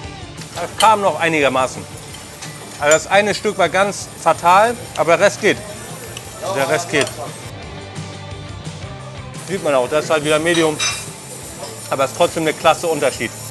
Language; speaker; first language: German; native; German